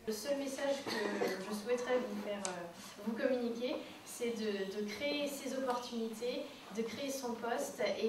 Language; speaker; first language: French; native; French